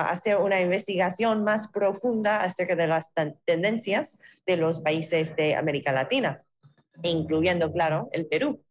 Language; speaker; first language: Spanish; non-native, fluent; English